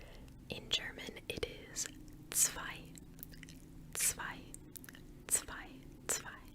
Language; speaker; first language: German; non-native, learner; English